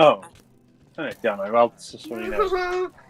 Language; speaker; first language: Welsh; native; Welsh